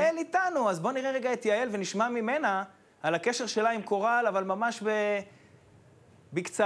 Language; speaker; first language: Hebrew; native; Hebrew